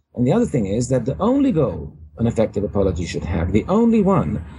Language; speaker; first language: English; native; English